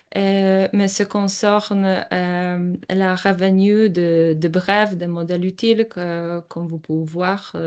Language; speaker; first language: French; non-native, learner; Polish